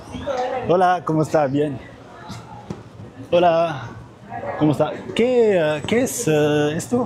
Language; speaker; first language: Spanish; non-native, learner; Arabic